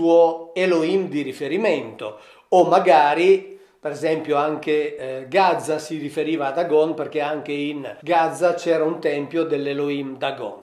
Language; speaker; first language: Italian; native; Italian